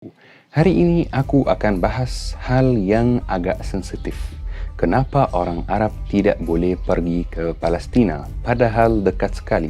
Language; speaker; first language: Indonesian; non-native, fluent; Arabic